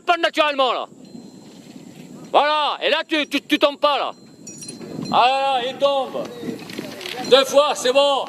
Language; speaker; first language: French; native; French